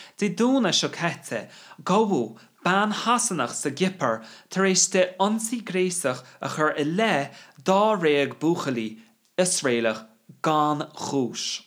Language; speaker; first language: Irish; non-native, local second language; English